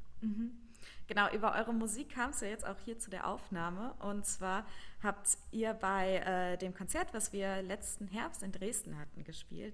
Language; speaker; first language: German; native; German